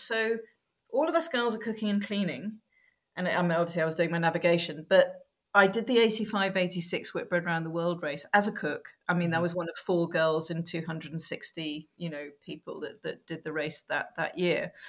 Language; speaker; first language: English; native; English